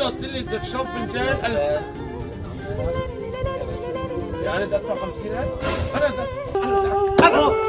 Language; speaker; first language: Arabic; native; Arabic